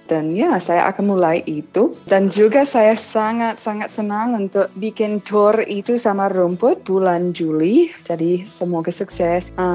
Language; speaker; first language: Indonesian; non-native, fluent; English